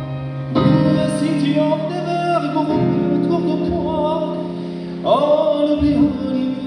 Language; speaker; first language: French; non-native, learner; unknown